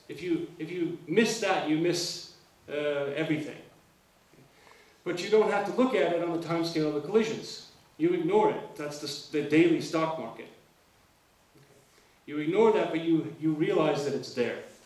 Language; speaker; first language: English; native; English